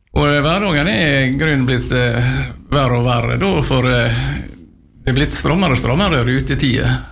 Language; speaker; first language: Norwegian; native; Norwegian